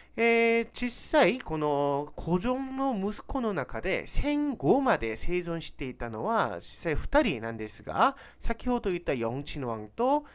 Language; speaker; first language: Japanese; non-native, fluent; Korean